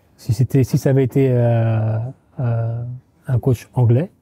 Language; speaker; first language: French; native; French